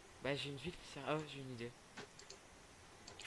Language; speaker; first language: French; native; French